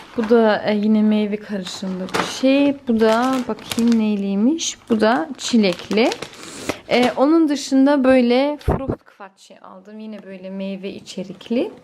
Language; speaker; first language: Turkish; early bilingual, heritage; Turkish